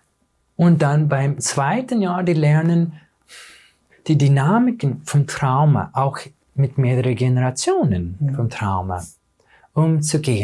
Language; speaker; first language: German; non-native, fluent; English